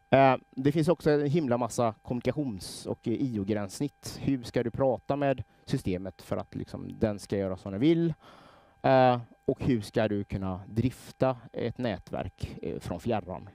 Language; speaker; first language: Swedish; native; Swedish